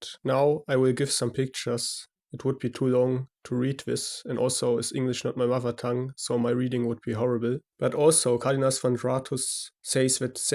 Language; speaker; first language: English; non-native, fluent; German